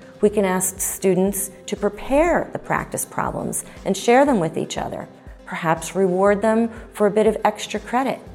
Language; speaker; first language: English; native; English